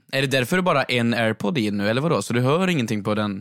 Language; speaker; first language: Swedish; native; Swedish